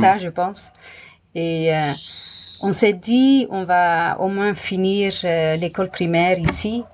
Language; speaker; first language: French; non-native, fluent; English